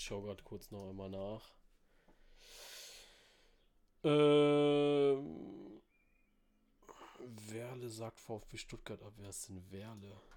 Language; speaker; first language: German; native; German